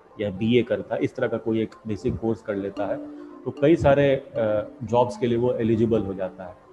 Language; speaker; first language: Hindi; native; Hindi